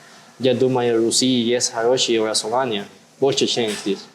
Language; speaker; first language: Russian; non-native, learner; Spanish